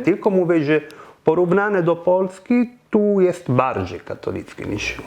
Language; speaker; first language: Polish; non-native, fluent; Italian